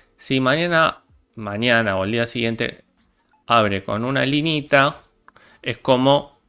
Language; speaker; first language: Spanish; native; Spanish